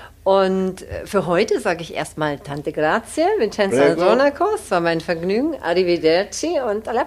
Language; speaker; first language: German; native; German